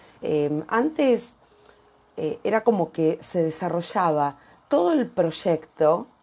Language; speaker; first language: Spanish; native; Spanish